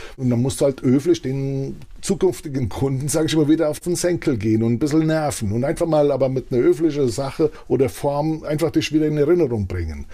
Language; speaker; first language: German; early bilingual, other home language; Italian